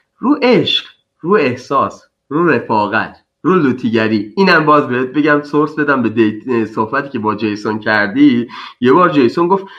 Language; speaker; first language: Persian; native; Persian